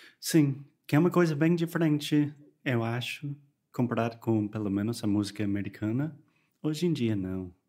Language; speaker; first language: Portuguese; non-native, fluent; English